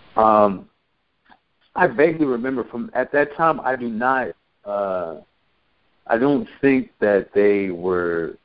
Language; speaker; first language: English; native; English